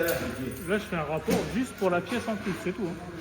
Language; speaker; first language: French; native; French